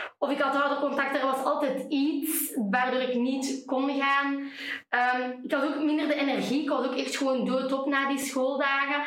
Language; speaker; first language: Dutch; native; Dutch